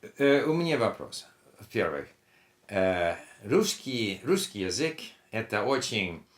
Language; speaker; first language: Russian; non-native, learner; English